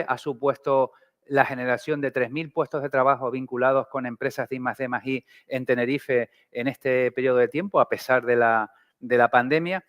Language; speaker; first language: Spanish; native; Spanish